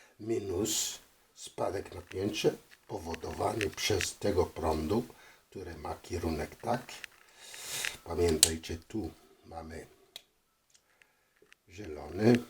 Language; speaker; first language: Polish; non-native, fluent; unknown